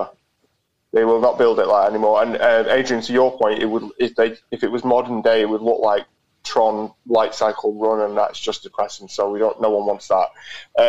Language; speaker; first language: English; native; English